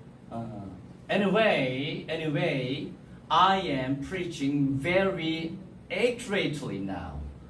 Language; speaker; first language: English; non-native, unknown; Korean